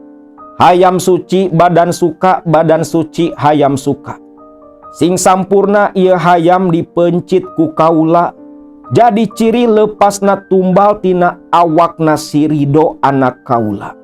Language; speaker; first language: Indonesian; non-native, local second language; Sundanese